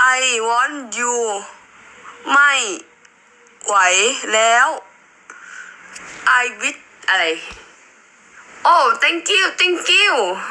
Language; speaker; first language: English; non-native, learner; Thai